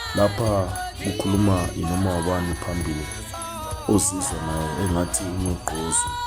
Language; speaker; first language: Zulu; native; Zulu